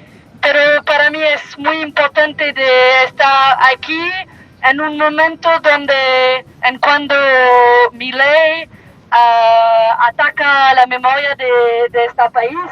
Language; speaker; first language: Spanish; non-native, learner; French